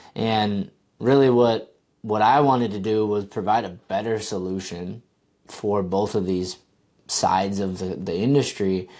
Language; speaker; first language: English; native; English